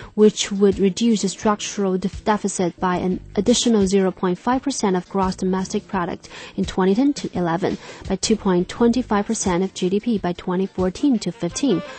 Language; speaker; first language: English; non-native, fluent; Chinese